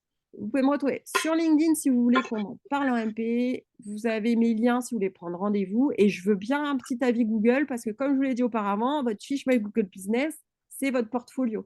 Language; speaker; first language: French; native; French